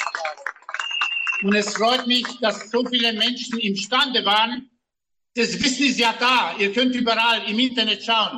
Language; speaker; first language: German; non-native, fluent; Romanian